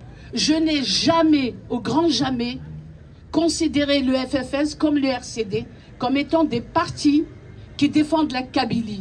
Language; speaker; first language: French; non-native, local second language; Kabyle